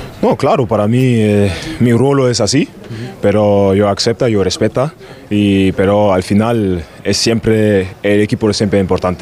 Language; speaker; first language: Spanish; non-native, fluent; German